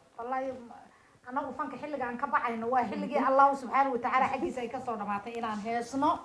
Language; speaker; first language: Somali; native; Somali